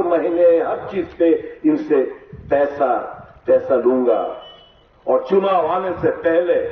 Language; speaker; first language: Hindi; non-native, local second language; Bangla